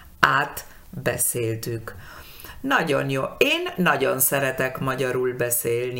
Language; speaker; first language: Hungarian; non-native, learner; Spanish